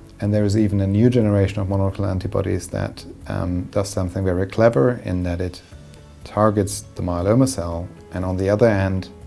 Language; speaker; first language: English; non-native, fluent; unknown